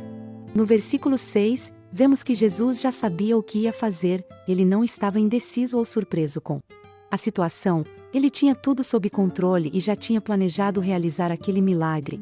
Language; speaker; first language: Portuguese; native; Portuguese